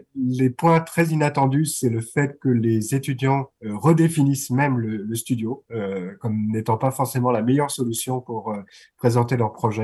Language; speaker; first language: French; native; French